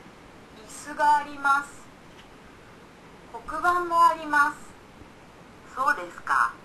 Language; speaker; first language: Japanese; non-native, learner; Indonesian